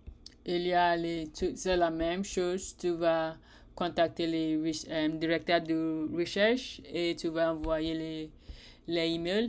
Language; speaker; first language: French; non-native, learner; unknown